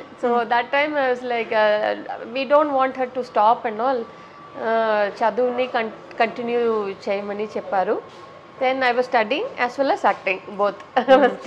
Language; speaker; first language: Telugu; non-native, local second language; Tamil